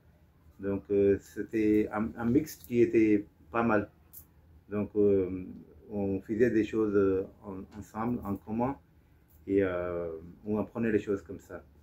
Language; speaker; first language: French; non-native, fluent; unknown